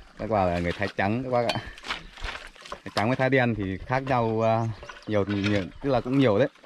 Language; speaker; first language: Vietnamese; non-native, local second language; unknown